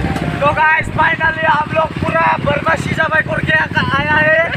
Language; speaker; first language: Hindi; non-native, local second language; Assamese